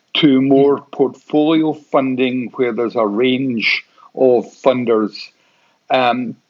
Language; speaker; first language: English; native; English